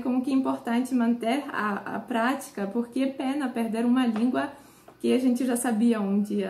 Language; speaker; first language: Portuguese; non-native, fluent; Polish